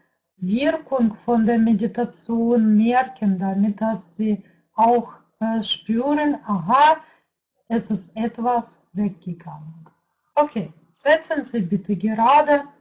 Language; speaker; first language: German; non-native, fluent; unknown